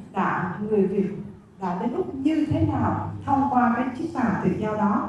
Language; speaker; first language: Vietnamese; native; Vietnamese